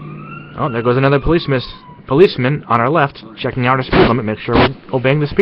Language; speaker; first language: English; native; English